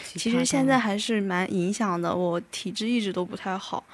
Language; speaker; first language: Chinese; native; Chinese